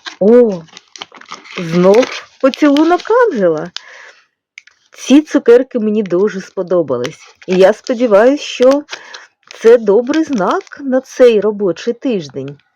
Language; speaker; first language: Ukrainian; non-native, local second language; Russian